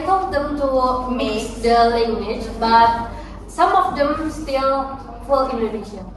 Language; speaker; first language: English; non-native, learner; Indonesian